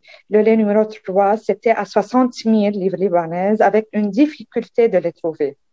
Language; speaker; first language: French; non-native, local second language; Arabic